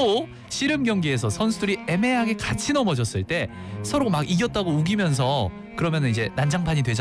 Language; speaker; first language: Korean; native; Korean